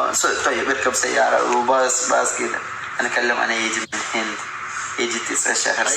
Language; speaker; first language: Arabic; non-native, learner; Malayalam